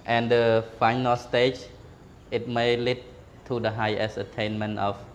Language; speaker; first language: English; non-native, fluent; Khmer